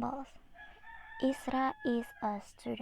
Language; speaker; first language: English; non-native, fluent; Indonesian